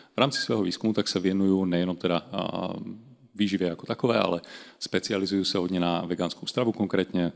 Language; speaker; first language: Czech; native; Czech